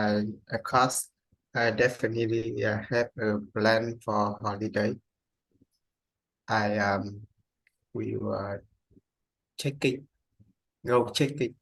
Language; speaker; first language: English; non-native, learner; Vietnamese